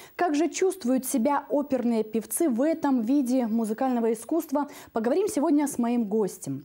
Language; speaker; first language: Russian; native; Russian